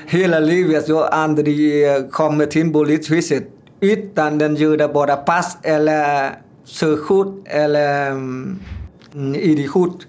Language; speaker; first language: Swedish; non-native, learner; Vietnamese